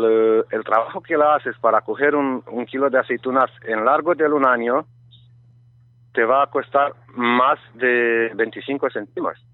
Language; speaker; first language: Spanish; non-native, learner; Romanian